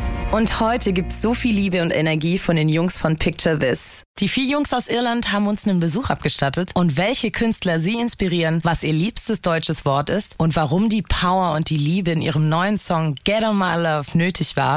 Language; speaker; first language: German; native; German